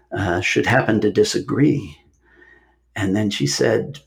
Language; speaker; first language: English; native; English